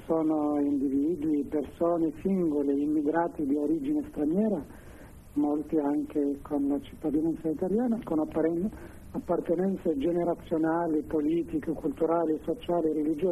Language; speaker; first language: Italian; non-native, fluent; Arabic